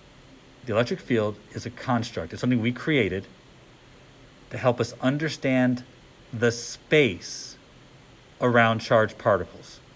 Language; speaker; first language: English; native; English